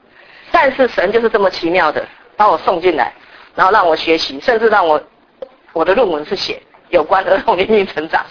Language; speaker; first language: Chinese; native; Chinese